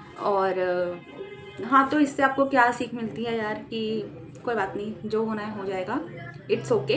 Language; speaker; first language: Hindi; native; Hindi